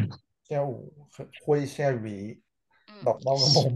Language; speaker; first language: Chinese; non-native, learner; Vietnamese